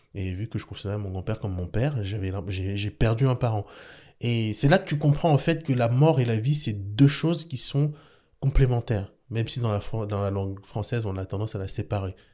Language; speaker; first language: French; early bilingual, other home language; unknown